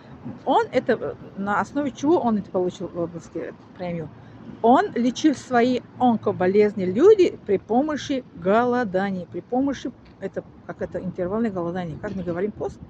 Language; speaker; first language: Russian; non-native, learner; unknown